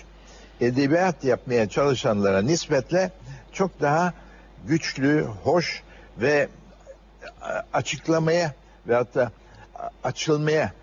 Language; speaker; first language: Turkish; native; Turkish